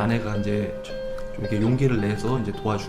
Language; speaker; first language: Korean; native; Korean